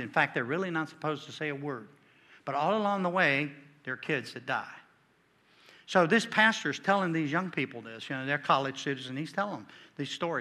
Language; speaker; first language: English; native; English